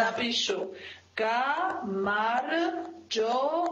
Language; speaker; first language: Russian; non-native, fluent; Georgian